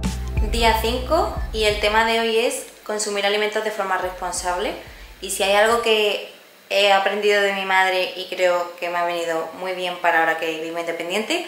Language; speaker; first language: Spanish; native; Spanish